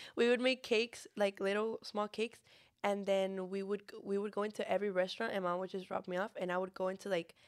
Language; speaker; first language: English; early bilingual, other home language; Spanish